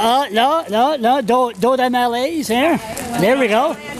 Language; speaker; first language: English; non-native, local second language; French